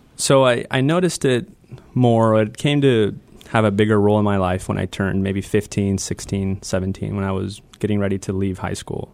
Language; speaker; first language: English; early bilingual, other home language; Spanish